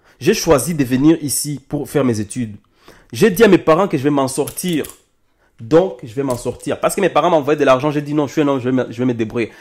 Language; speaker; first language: French; non-native, local second language; Lingala